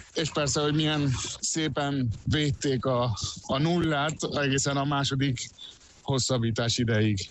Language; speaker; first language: Hungarian; early bilingual, heritage; Hungarian